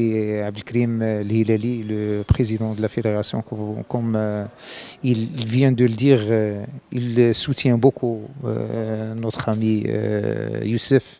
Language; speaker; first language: French; non-native, local second language; Arabic